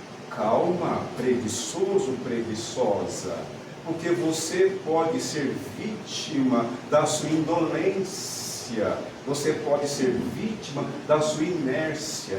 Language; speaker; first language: Portuguese; native; Portuguese